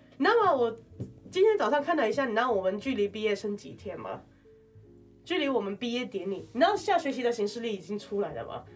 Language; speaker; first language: Chinese; non-native, local second language; Cantonese